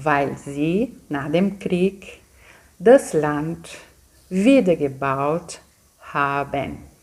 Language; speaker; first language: German; non-native, fluent; Portuguese